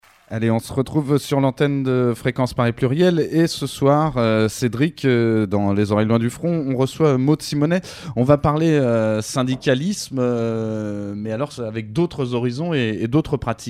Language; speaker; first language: French; native; French